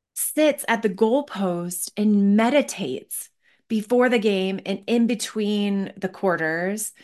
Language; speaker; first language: English; native; English